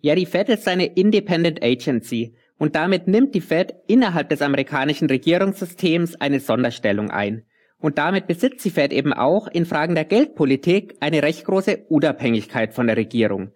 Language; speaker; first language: German; native; German